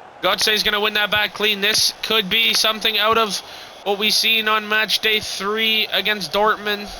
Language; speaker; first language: English; native; English